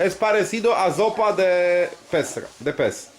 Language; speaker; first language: Spanish; non-native, learner; Polish